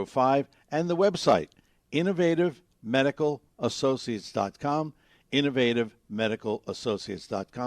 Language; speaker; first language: English; native; English